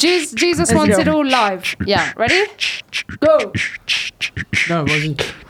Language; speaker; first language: English; non-native, fluent; French